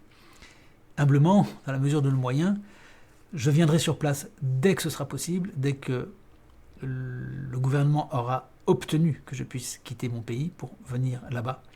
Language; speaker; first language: French; native; French